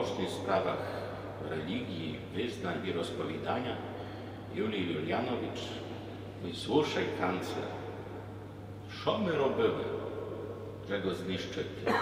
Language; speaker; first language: Ukrainian; non-native, fluent; Polish